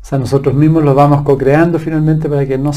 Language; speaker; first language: Spanish; native; Spanish